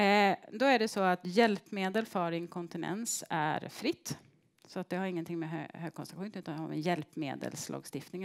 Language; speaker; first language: Swedish; native; Swedish